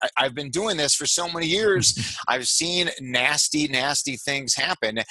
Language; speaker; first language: English; native; English